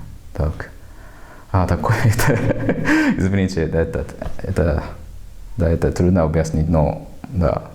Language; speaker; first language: Russian; non-native, learner; Japanese